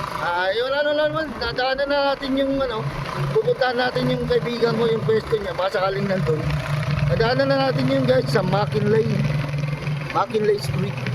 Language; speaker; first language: Filipino; native; Filipino